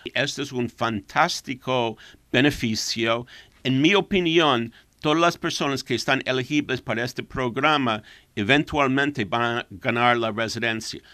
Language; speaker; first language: Spanish; non-native, fluent; English